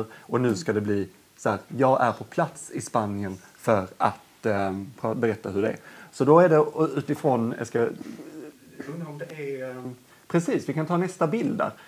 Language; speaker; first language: Swedish; native; Swedish